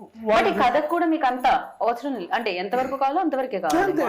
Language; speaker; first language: Telugu; native; Telugu